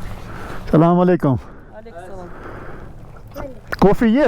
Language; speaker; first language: Russian; non-native, learner; Urdu